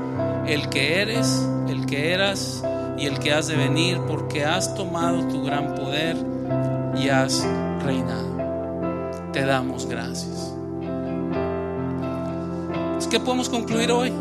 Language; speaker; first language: Spanish; native; Spanish